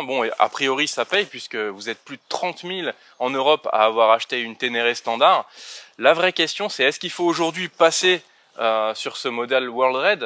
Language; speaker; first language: French; native; French